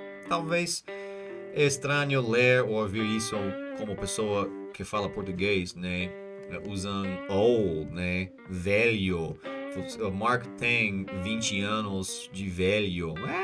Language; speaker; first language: Portuguese; non-native, fluent; English